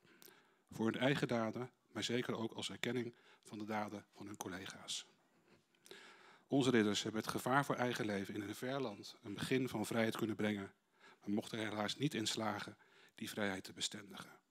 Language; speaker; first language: Dutch; native; Dutch